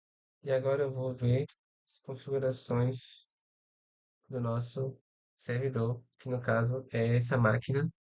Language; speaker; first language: Portuguese; native; Portuguese